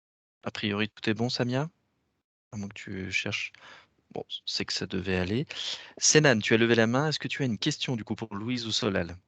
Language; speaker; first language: French; native; French